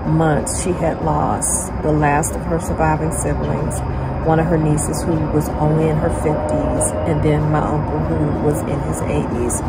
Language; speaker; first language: English; native; English